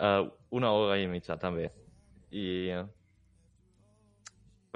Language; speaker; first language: Catalan; non-native, learner; German